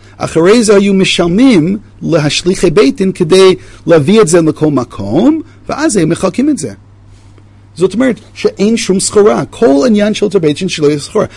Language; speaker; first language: Hebrew; non-native, fluent; English